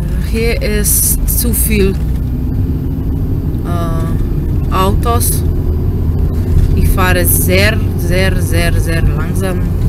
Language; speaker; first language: German; non-native, learner; Slovenian